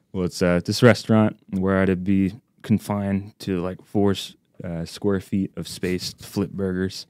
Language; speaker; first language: English; native; English